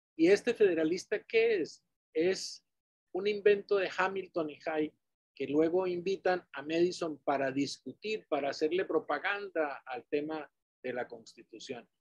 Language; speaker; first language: Spanish; native; Spanish